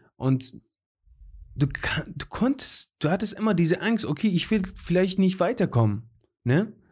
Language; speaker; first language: German; non-native, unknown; Persian